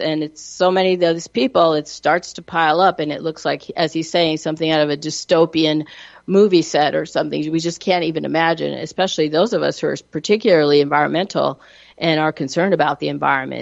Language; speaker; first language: English; native; English